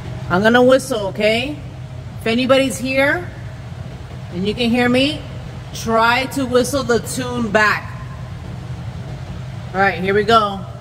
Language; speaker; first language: English; native; English